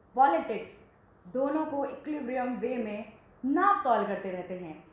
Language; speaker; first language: Hindi; native; Hindi